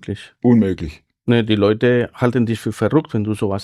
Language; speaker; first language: German; non-native, fluent; Spanish